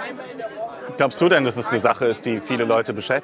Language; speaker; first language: German; native; German